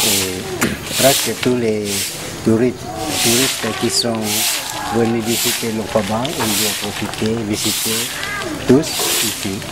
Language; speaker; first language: French; non-native, fluent; Lao